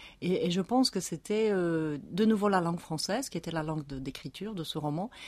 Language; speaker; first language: French; non-native, fluent; Czech